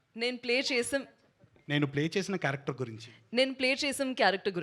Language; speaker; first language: Telugu; non-native, learner; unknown